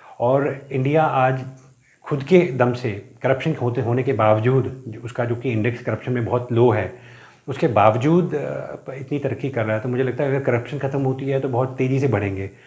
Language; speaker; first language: Hindi; non-native, local second language; Punjabi